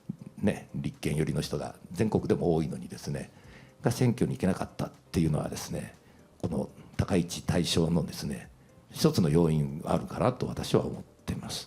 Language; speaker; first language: Japanese; native; Japanese